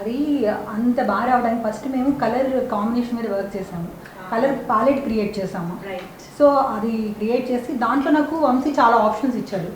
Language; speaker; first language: Telugu; native; Telugu